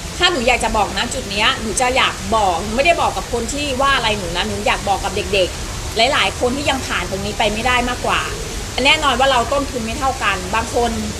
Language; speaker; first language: Thai; native; Thai